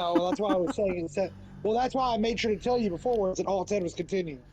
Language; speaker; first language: English; native; English